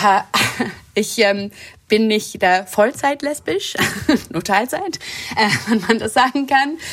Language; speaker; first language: German; non-native, fluent; English